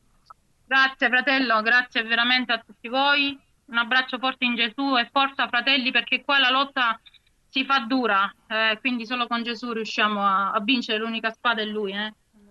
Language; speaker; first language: Italian; native; Italian